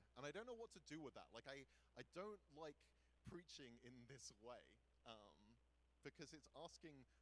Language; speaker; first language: English; native; English